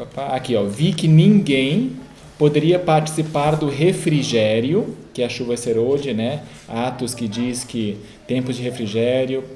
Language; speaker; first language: Portuguese; native; Portuguese